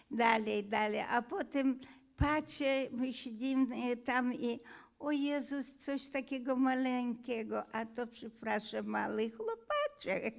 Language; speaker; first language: Polish; non-native, fluent; Hungarian